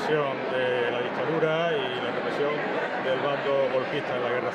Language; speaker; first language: Spanish; native; Spanish